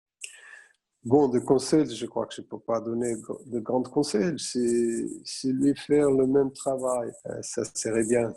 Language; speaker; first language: French; non-native, fluent; Portuguese